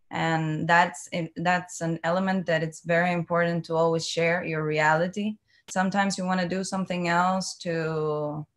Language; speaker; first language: English; non-native, learner; Spanish